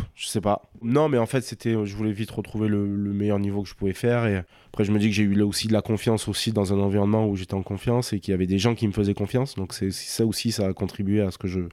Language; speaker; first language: French; native; French